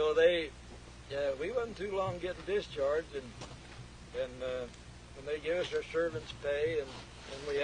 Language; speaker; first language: English; native; English